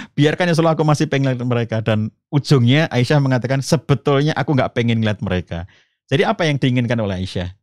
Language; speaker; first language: Indonesian; native; Indonesian